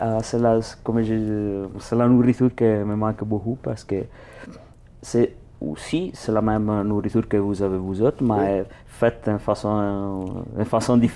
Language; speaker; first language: French; non-native, learner; Italian